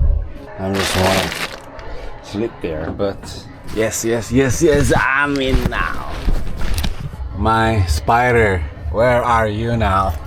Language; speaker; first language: English; non-native, learner; Korean